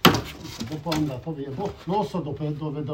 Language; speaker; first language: Italian; non-native, learner; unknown